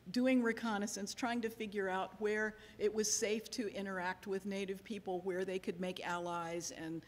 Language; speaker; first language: English; native; English